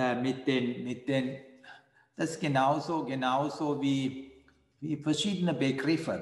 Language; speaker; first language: German; non-native, fluent; Sinhala